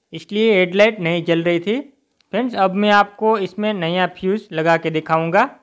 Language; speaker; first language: Hindi; native; Hindi